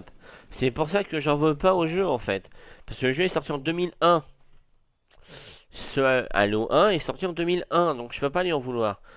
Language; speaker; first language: French; native; French